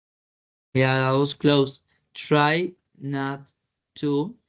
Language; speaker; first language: English; non-native, fluent; Spanish